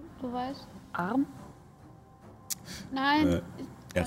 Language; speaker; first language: German; non-native, learner; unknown